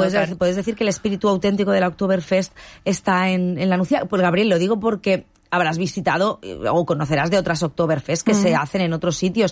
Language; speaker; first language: Spanish; native; Spanish